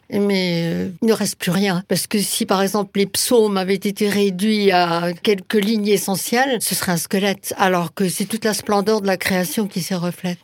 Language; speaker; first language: French; non-native, local second language; Swiss German